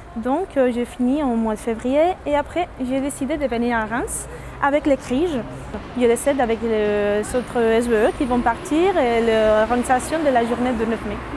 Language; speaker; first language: French; non-native, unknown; Spanish